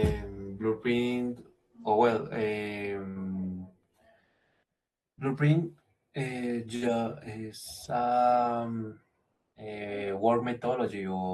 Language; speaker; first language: English; non-native, learner; Spanish